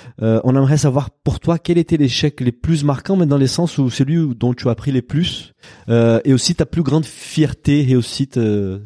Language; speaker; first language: French; non-native, fluent; Portuguese